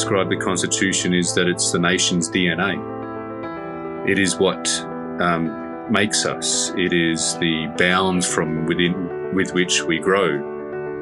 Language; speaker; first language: English; native; English